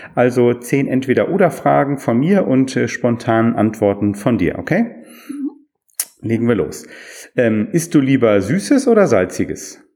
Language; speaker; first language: German; native; German